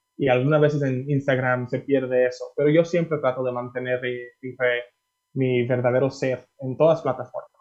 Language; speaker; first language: Spanish; early bilingual, heritage; Spanish